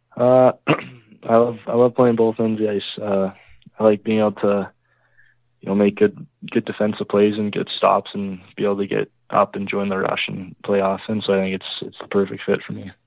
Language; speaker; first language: English; native; English